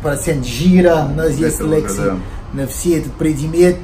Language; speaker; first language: Russian; non-native, learner; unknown